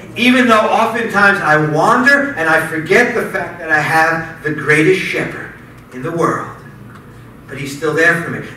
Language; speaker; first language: English; native; English